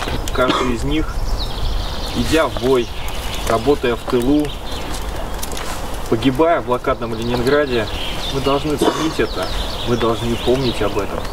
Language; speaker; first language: Russian; native; Russian